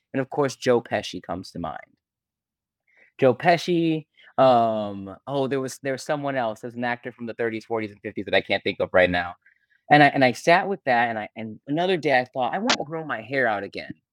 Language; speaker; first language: English; native; English